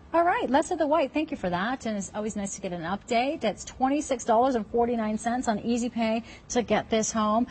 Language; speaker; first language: English; native; English